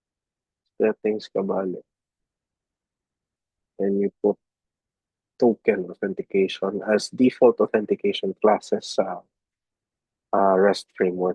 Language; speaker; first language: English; non-native, local second language; Cebuano